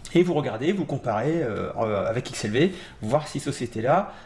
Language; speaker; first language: French; native; French